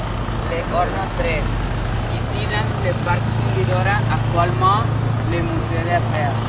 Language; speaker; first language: French; non-native, learner; Spanish